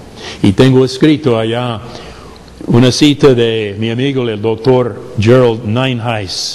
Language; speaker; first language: Spanish; non-native, fluent; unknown